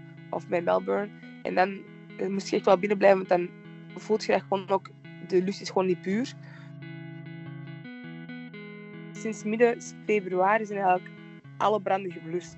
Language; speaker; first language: Dutch; native; Dutch